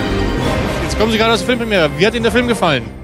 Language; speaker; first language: German; native; German